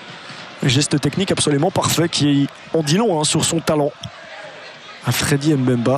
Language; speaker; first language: French; native; French